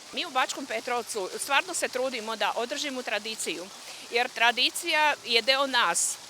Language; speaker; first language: Serbian; non-native, local second language; Slovak